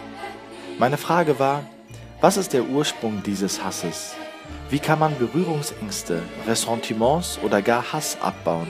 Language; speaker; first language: German; early bilingual, other home language; Turkish